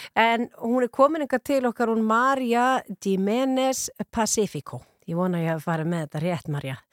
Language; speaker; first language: Icelandic; native; Icelandic